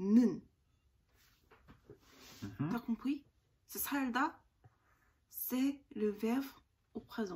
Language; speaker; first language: French; non-native, learner; Korean